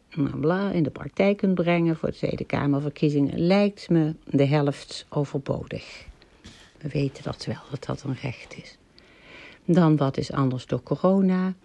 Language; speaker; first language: Dutch; native; Dutch